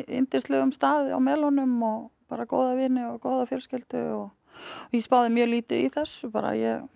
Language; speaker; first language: Icelandic; native; Icelandic